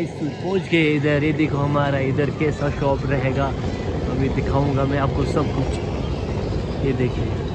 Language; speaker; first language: Hindi; non-native, local second language; Kashmiri